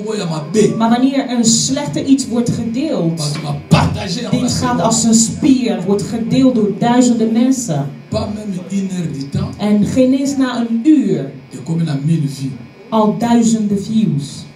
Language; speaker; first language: Dutch; non-native, fluent; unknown